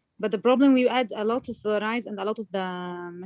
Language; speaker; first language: English; non-native, learner; Arabic